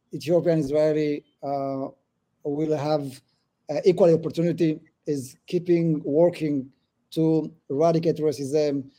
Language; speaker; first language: English; early bilingual, other home language; Amharic